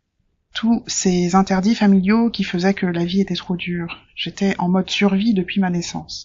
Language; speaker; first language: French; native; French